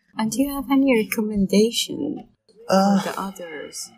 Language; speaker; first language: English; non-native, learner; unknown